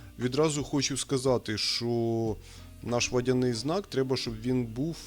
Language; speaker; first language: Ukrainian; non-native, local second language; Russian